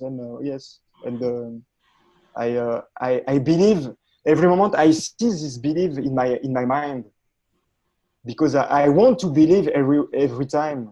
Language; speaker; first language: English; non-native, learner; French